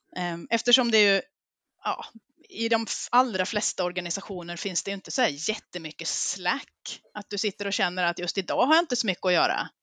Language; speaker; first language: Swedish; native; Swedish